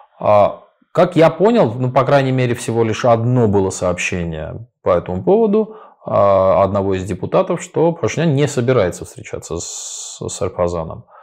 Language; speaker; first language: Russian; non-native, local second language; Armenian